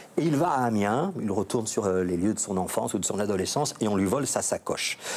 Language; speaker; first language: French; native; French